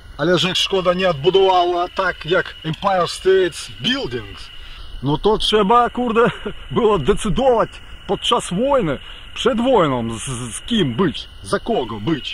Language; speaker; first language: Polish; non-native, fluent; Ukrainian